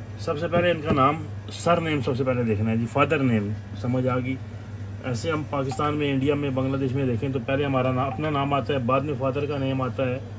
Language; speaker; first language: Urdu; non-native, local second language; Punjabi